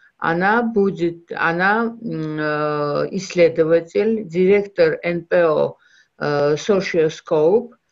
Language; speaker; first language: Russian; non-native, local second language; Georgian